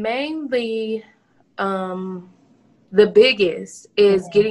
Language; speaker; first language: English; native; English